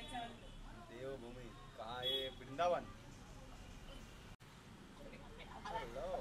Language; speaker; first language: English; non-native, learner; Hindi